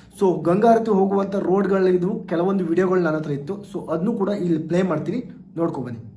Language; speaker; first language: Kannada; native; Kannada